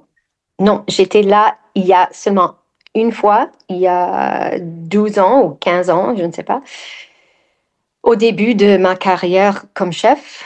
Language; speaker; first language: French; non-native, learner; English